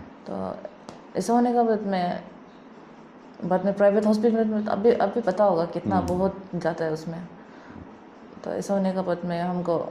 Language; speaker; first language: Hindi; non-native, local second language; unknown